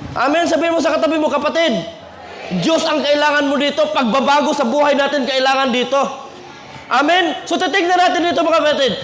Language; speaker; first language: Filipino; non-native, local second language; Cebuano